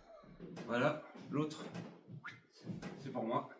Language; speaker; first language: French; native; French